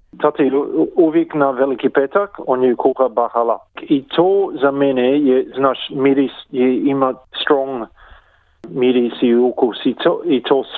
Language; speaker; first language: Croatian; early bilingual, heritage; English